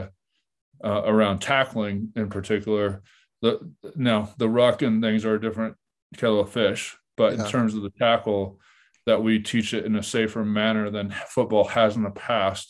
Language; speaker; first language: English; native; English